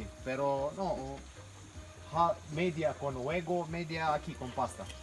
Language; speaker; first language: Spanish; non-native, learner; Romanian